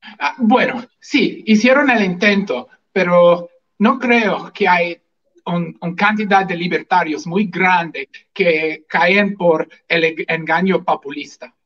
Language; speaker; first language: Spanish; non-native, fluent; English